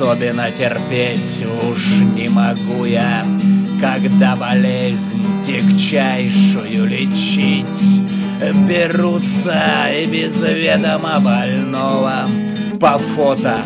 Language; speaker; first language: Russian; native; Russian